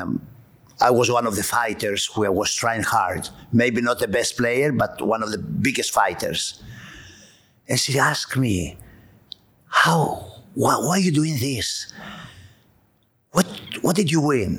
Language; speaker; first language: English; non-native, fluent; Greek